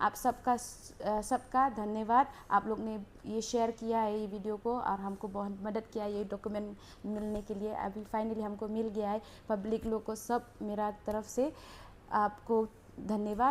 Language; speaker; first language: Hindi; non-native, local second language; Khasi